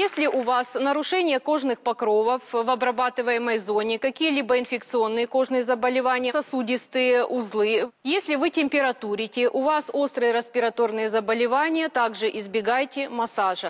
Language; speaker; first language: Russian; native; Russian